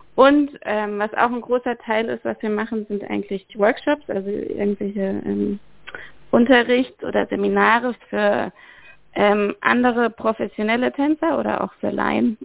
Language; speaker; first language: German; native; German